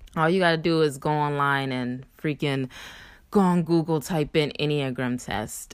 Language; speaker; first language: English; native; English